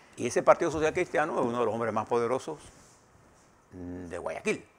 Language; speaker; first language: Spanish; native; Spanish